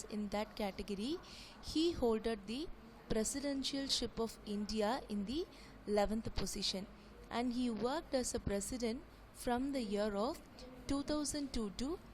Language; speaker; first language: English; non-native, local second language; Tamil